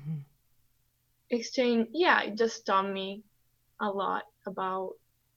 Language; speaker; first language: English; non-native, fluent; Italian